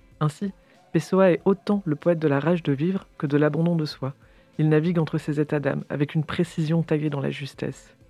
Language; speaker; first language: French; native; French